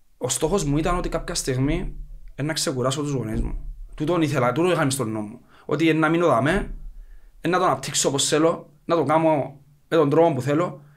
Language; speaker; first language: Greek; native; Greek